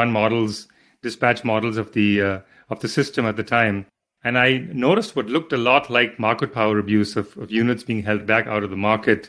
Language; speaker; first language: English; non-native, local second language; Hindi